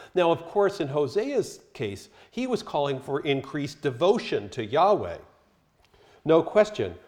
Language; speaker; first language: English; native; English